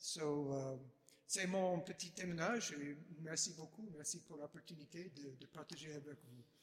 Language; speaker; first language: French; non-native, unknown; English